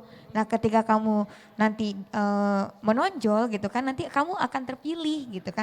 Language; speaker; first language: Indonesian; native; Indonesian